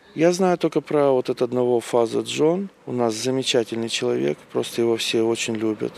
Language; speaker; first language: Russian; native; Russian